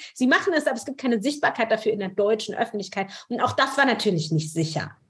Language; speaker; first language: German; native; German